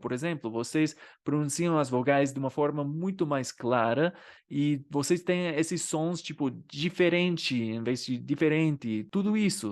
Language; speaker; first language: Portuguese; non-native, fluent; English